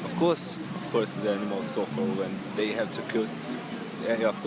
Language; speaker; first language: English; non-native, learner; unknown